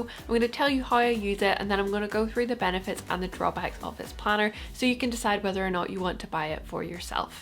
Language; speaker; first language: English; native; English